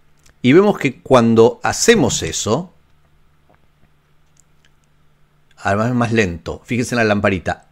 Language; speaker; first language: Spanish; native; Spanish